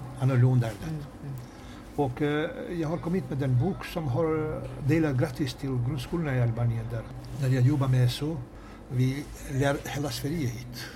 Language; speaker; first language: Swedish; non-native, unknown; Albanian